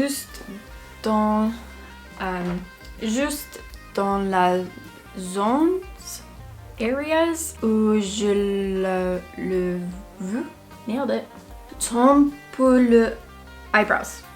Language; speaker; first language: French; non-native, learner; English